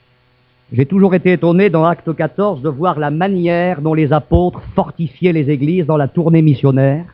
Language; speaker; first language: French; native; French